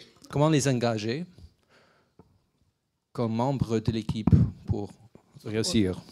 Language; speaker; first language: French; non-native, learner; English